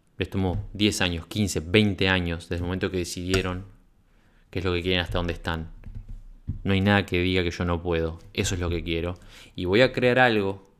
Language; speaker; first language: Spanish; native; Spanish